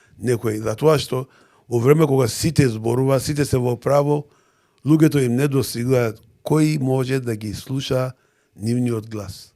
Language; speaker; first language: Macedonian; non-native, fluent; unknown